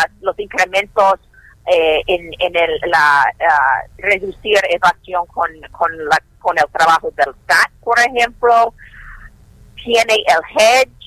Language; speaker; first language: Spanish; non-native, fluent; English